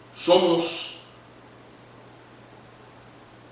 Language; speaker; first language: Spanish; non-native, learner; Haitian Creole